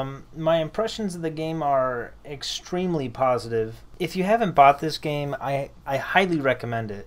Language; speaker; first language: English; native; English